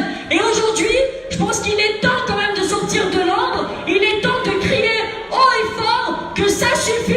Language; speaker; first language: French; native; French